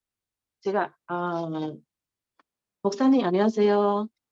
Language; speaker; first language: Korean; non-native, learner; Chinese